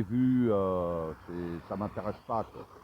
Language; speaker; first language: French; native; French